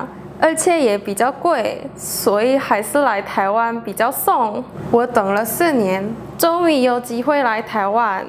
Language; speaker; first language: Chinese; non-native, fluent; Korean